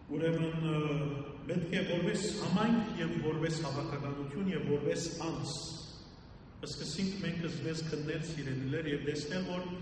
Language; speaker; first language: Armenian; early bilingual, heritage; Armenian